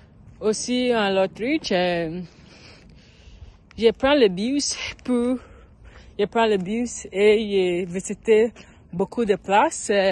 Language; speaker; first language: French; non-native, learner; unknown